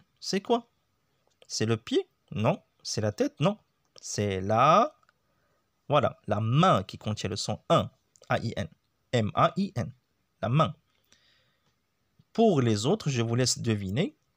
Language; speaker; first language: French; non-native, local second language; Arabic